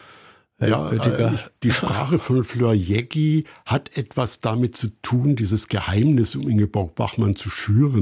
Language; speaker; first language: German; native; German